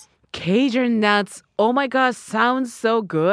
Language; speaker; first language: English; non-native, learner; Japanese